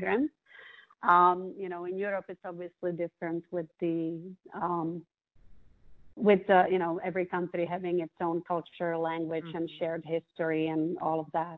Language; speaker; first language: English; non-native, fluent; Czech